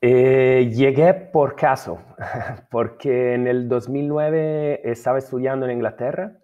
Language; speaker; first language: Spanish; non-native, fluent; Italian